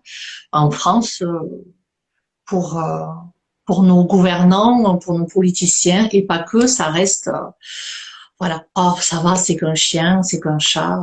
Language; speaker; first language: French; native; French